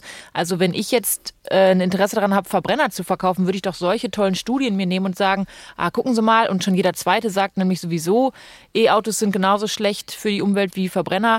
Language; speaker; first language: German; native; German